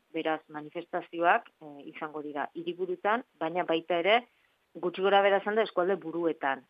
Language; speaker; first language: Basque; native; Basque